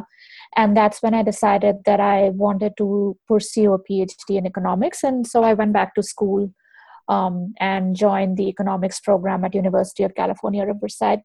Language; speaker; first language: English; non-native, local second language; Hindi